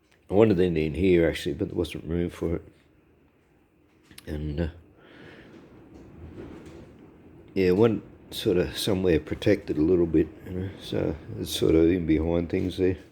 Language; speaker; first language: English; native; English